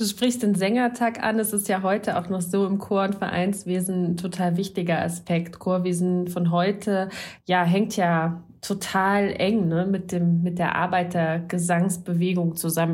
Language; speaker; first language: German; native; German